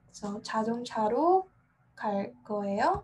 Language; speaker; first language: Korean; non-native, fluent; English